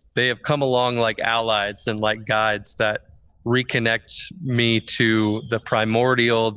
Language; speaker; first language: English; native; English